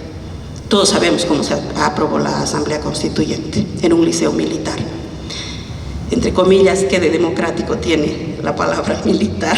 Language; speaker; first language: Spanish; native; Spanish